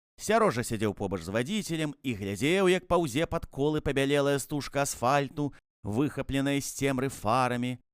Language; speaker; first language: Belarusian; native; Belarusian